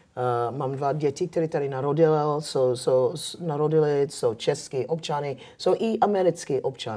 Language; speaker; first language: Czech; non-native, fluent; English